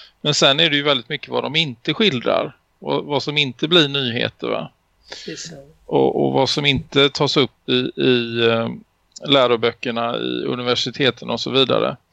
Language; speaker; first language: Swedish; native; Swedish